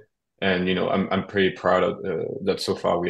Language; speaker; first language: English; non-native, fluent; French